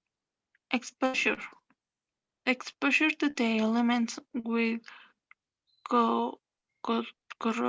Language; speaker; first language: English; non-native, learner; Spanish